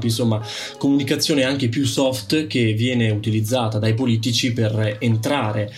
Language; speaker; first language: Italian; native; Italian